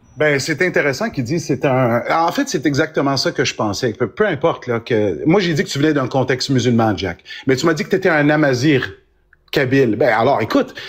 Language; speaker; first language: French; early bilingual, other home language; Arabic